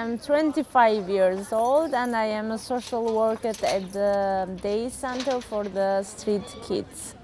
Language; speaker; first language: English; non-native, learner; Albanian